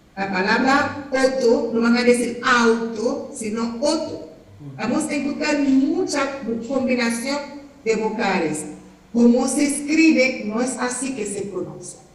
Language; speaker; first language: Spanish; non-native, fluent; French